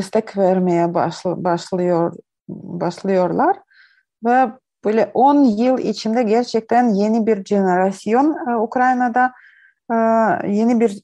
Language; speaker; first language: Turkish; non-native, learner; Ukrainian